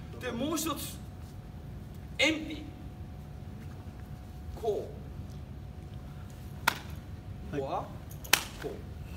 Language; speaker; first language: English; non-native, learner; Japanese